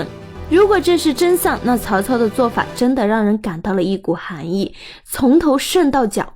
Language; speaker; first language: Chinese; native; Chinese